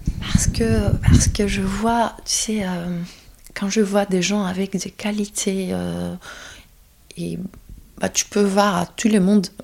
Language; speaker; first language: French; non-native, fluent; Greek